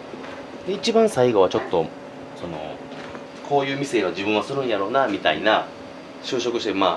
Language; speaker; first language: Japanese; native; Japanese